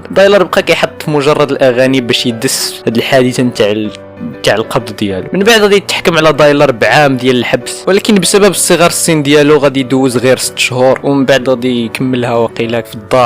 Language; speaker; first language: Arabic; native; Arabic